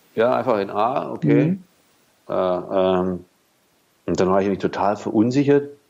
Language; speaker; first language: German; native; German